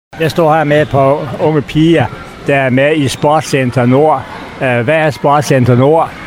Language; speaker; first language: Danish; native; Danish